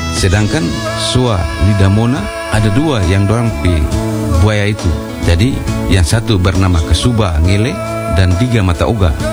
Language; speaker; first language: Indonesian; native; Indonesian